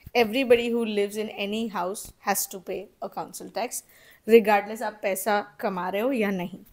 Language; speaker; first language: Hindi; native; Hindi